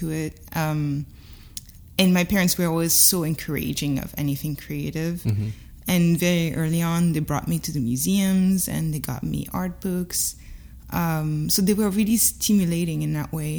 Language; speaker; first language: English; non-native, fluent; French